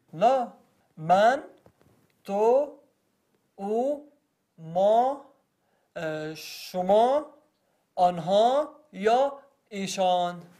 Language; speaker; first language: Persian; non-native, learner; Arabic